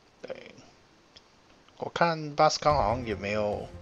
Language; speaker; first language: Chinese; native; Chinese